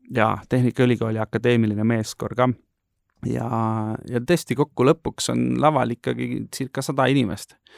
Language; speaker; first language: Estonian; native; Estonian